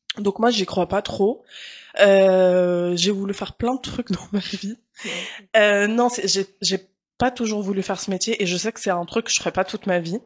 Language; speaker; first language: French; early bilingual, other home language; Arabic